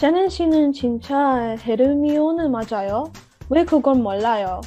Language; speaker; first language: Korean; non-native, learner; English